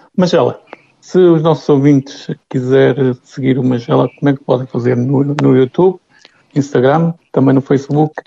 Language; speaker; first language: Portuguese; native; Portuguese